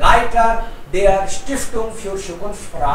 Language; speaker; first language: German; non-native, fluent; Hindi